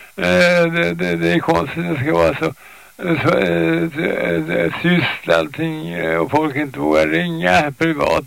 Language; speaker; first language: Swedish; native; Swedish